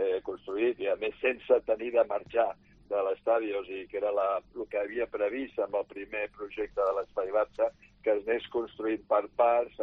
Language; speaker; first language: Catalan; native; Catalan